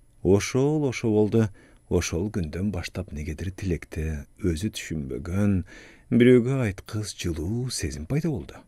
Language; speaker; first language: Kyrgyz; native; Kyrgyz